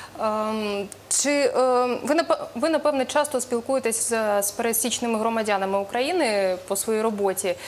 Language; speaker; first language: Ukrainian; native; Ukrainian